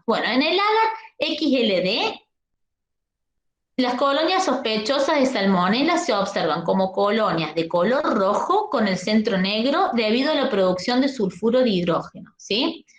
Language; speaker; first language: Spanish; native; Spanish